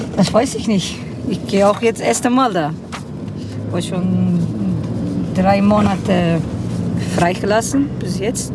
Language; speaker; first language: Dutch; non-native, learner; Kurdish